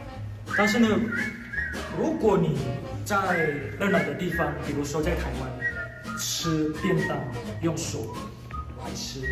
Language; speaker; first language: Chinese; non-native, fluent; Indonesian